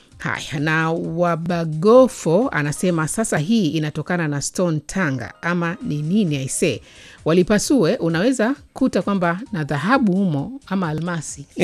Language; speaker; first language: Swahili; native; Swahili